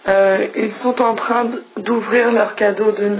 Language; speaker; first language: French; non-native, fluent; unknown